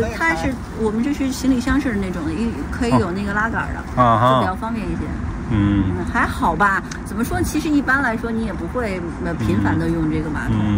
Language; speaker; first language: Chinese; native; Chinese